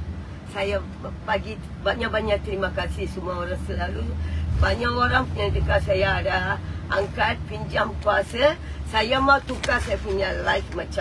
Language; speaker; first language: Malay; non-native, local second language; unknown